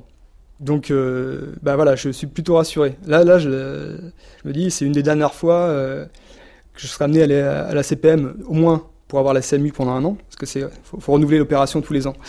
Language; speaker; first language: French; native; French